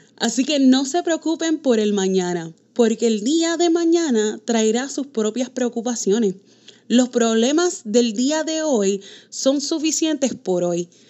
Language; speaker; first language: Spanish; early bilingual, heritage; Spanish